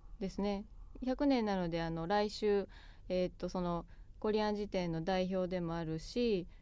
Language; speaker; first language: Japanese; native; Japanese